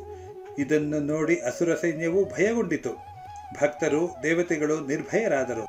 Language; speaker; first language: Kannada; native; Kannada